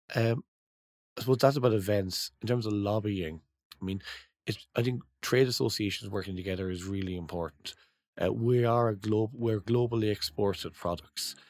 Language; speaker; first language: English; native; English